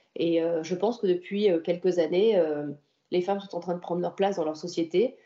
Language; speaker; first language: French; native; French